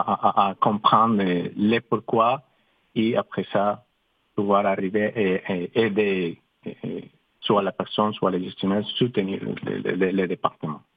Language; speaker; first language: French; non-native, fluent; Spanish